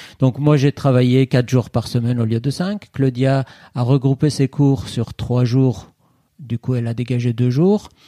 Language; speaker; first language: French; non-native, fluent; Persian